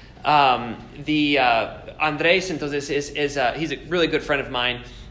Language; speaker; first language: English; native; English